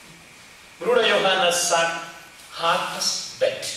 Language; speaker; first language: German; non-native, learner; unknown